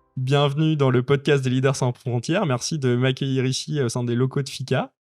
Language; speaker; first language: French; native; French